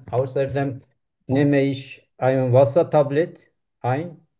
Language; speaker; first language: German; non-native, learner; Turkish